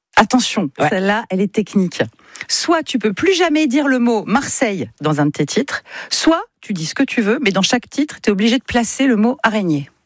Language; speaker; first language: French; native; French